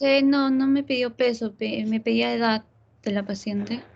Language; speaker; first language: Spanish; native; Spanish